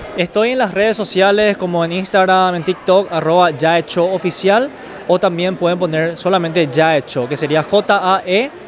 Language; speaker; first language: Spanish; early bilingual, other home language; Korean